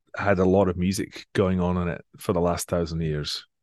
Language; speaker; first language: English; native; English